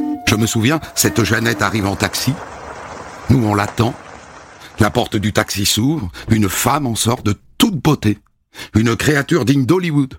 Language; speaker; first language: French; native; French